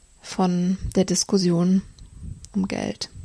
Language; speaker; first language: German; native; German